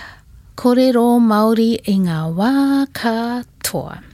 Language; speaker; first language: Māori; non-native, learner; English